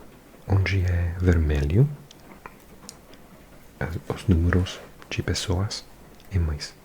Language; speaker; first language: Portuguese; non-native, learner; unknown